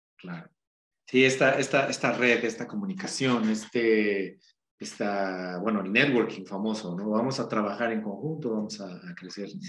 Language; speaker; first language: Spanish; native; Spanish